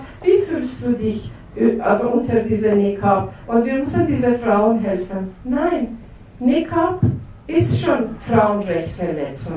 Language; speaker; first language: German; non-native, fluent; Persian